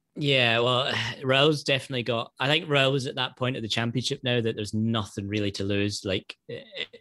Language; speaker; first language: English; native; English